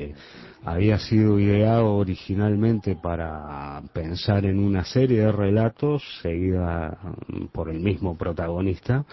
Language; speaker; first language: Spanish; native; Spanish